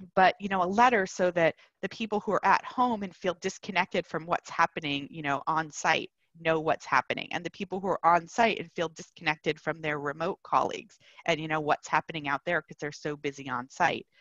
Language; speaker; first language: English; native; English